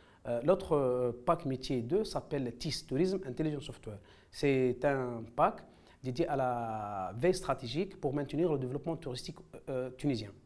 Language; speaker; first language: French; non-native, local second language; Arabic